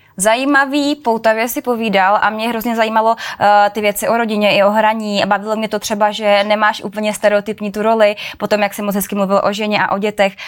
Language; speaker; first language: Czech; native; Czech